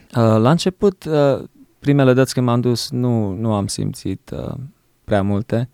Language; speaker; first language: Romanian; early bilingual, heritage; Romanian